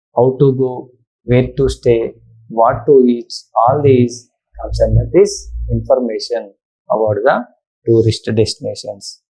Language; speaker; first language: English; non-native, local second language; Telugu